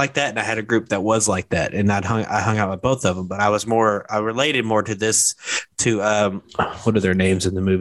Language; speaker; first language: English; native; English